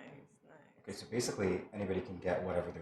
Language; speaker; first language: English; native; English